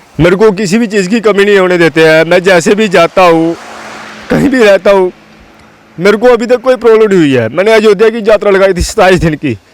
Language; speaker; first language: Hindi; non-native, local second language; Dogri